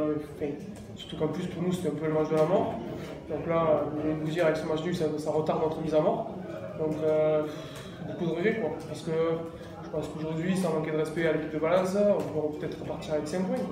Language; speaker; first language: French; native; French